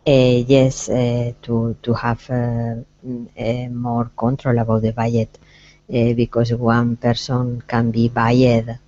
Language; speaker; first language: English; non-native, learner; Spanish